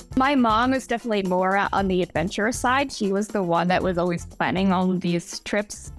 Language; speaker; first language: English; native; English